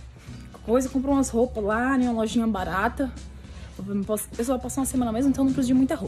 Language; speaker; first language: Portuguese; native; Portuguese